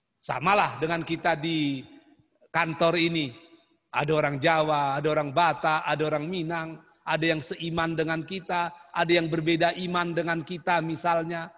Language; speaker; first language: Indonesian; native; Indonesian